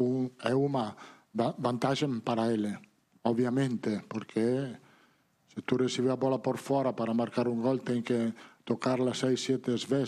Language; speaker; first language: Portuguese; non-native, fluent; Italian